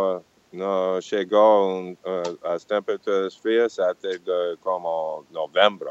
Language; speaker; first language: Portuguese; non-native, fluent; English